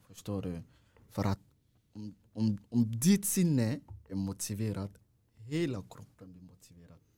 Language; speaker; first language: Swedish; non-native, fluent; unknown